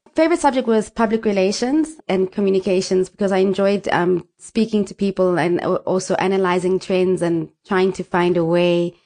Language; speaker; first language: English; non-native, local second language; Northern Sotho